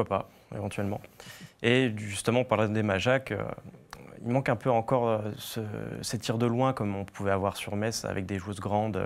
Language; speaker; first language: French; native; French